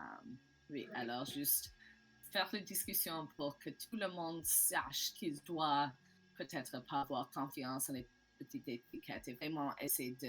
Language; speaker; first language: French; non-native, learner; English